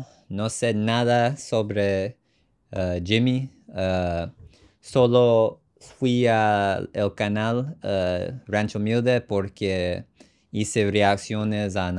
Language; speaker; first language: Spanish; non-native, learner; English